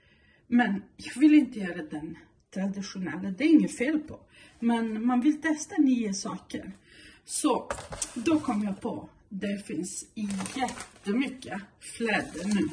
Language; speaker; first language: Swedish; non-native, fluent; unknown